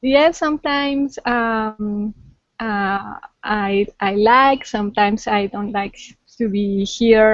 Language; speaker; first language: English; non-native, learner; Spanish